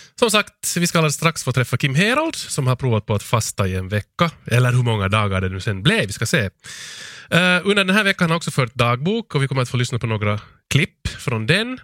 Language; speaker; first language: Swedish; native; Swedish